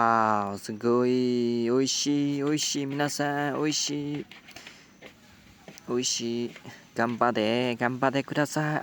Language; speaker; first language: Japanese; non-native, learner; Vietnamese